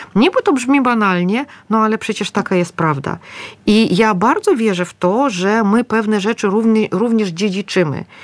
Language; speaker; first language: Polish; non-native, fluent; Russian